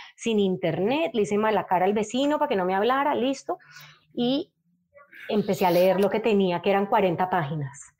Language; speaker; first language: Spanish; native; Spanish